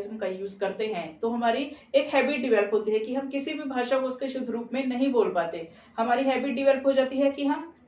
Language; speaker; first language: Hindi; non-native, local second language; Punjabi